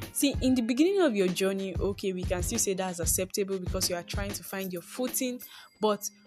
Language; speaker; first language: English; non-native, local second language; Yoruba